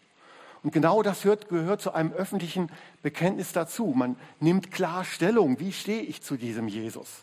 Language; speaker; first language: German; native; German